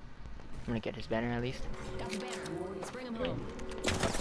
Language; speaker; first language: English; native; English